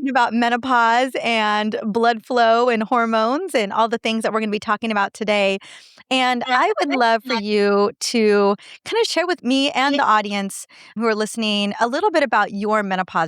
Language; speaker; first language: English; native; English